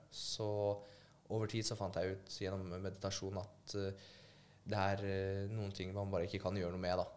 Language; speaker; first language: Norwegian; early bilingual, other home language; Polish